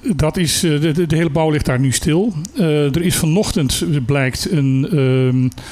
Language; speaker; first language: Dutch; native; Dutch